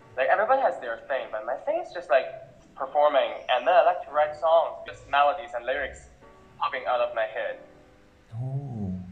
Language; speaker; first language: English; non-native, local second language; Cantonese